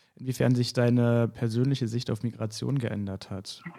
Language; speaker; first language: German; native; German